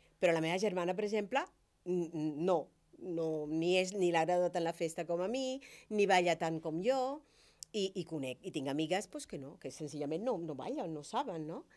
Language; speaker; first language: Catalan; non-native, fluent; Spanish